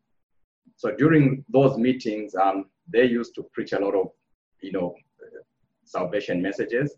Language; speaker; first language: English; non-native, local second language; Bemba